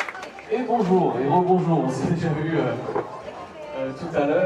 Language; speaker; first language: French; native; French